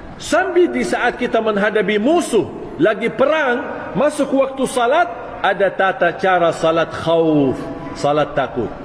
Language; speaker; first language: Malay; non-native, fluent; Arabic